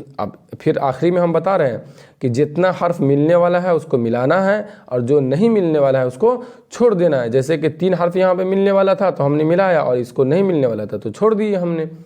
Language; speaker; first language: Hindi; native; Hindi